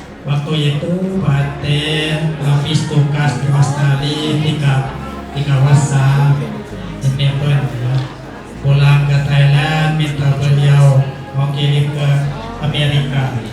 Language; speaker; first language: Indonesian; non-native, learner; Thai